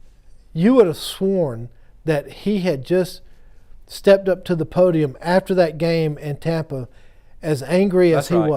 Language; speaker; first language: English; native; English